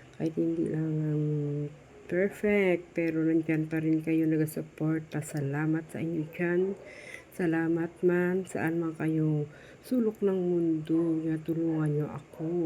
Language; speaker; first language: Filipino; non-native, local second language; Hiligaynon